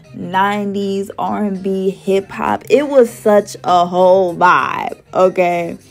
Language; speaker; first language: English; native; English